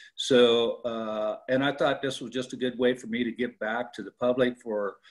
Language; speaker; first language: English; native; English